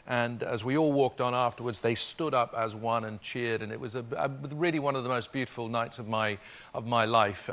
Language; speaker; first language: English; native; English